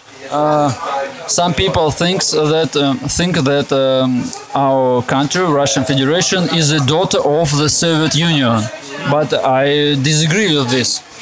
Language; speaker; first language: English; non-native, learner; Russian